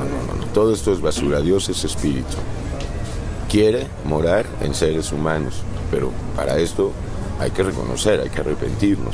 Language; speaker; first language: Spanish; native; Spanish